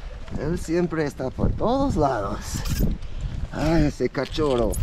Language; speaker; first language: Spanish; non-native, learner; English